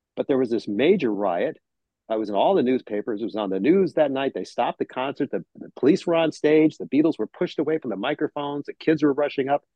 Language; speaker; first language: English; native; English